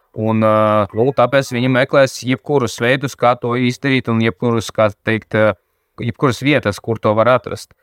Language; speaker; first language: Latvian; non-native, local second language; Russian